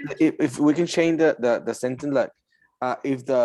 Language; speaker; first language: English; non-native, learner; Spanish